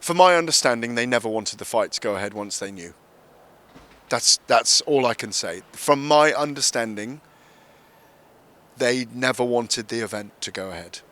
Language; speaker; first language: English; native; English